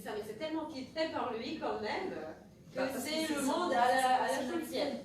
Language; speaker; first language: French; non-native, fluent; Polish